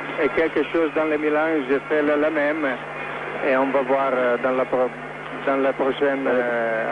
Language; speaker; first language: French; non-native, learner; Italian